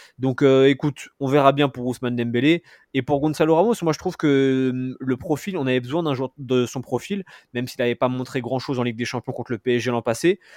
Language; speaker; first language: French; native; French